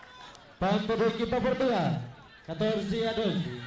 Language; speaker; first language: Portuguese; non-native, local second language; Tetum